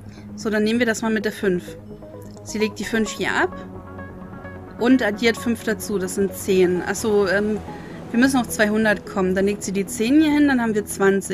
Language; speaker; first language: German; native; German